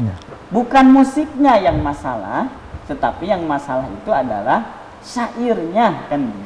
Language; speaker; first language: Indonesian; native; Indonesian